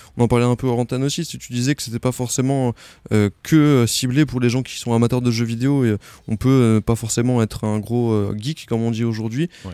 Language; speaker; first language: French; native; French